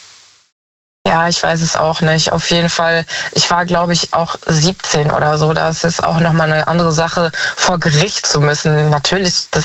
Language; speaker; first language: German; native; German